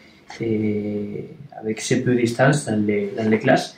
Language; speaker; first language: French; non-native, learner; Spanish